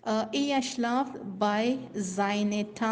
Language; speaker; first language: German; non-native, learner; Urdu